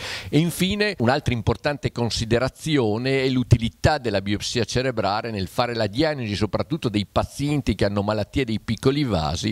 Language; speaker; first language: Italian; native; Italian